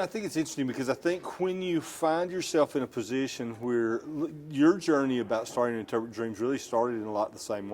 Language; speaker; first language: English; native; English